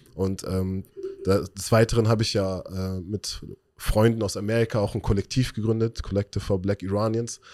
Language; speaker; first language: German; early bilingual, other home language; Persian